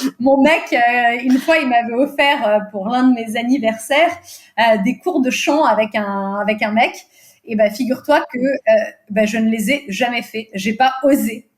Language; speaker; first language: French; early bilingual, other home language; Portuguese